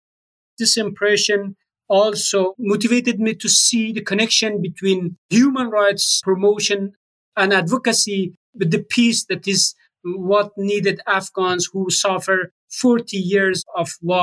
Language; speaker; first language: English; non-native, fluent; Persian